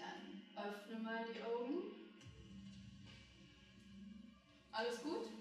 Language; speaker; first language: German; native; German